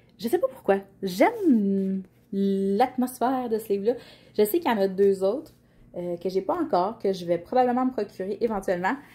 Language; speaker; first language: French; native; French